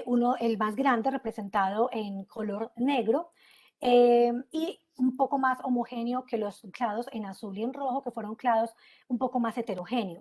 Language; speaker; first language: Spanish; native; Spanish